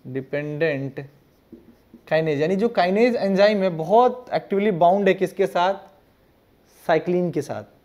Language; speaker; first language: Hindi; non-native, local second language; Gujarati